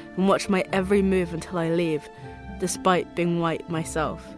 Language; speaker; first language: English; native; English